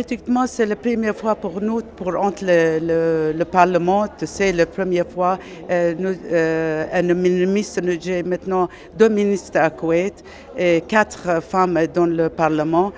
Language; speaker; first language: French; non-native, learner; Arabic